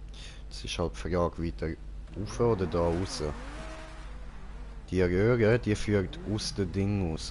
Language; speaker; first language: German; native; German